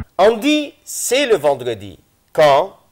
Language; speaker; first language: French; non-native, fluent; Arabic